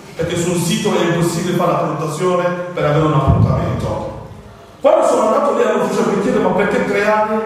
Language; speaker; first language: Italian; non-native, fluent; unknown